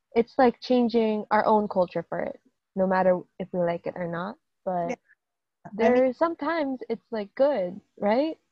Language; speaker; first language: English; native; English